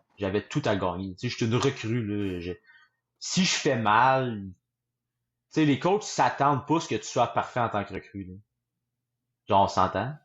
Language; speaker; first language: French; native; French